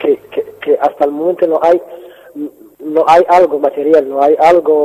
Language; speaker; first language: Spanish; non-native, fluent; Arabic